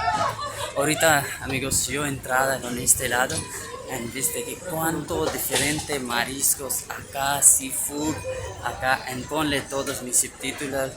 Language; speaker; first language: Spanish; non-native, learner; Urdu